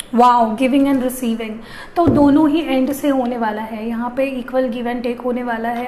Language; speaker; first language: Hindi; non-native, local second language; Marathi